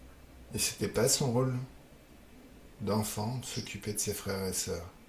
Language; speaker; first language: French; native; French